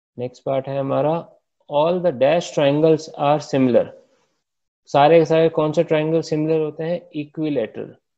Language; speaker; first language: Hindi; native; Hindi